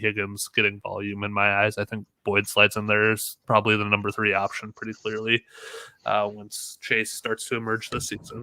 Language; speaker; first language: English; native; English